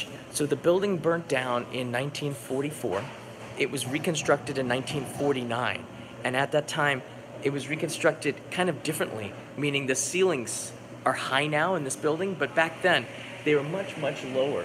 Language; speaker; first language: English; native; English